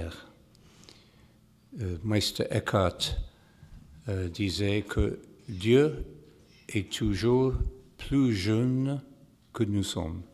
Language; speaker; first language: French; non-native, fluent; English